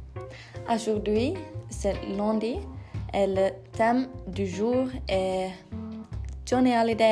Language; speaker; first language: French; non-native, learner; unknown